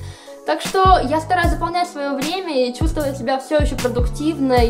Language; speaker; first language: Russian; native; Russian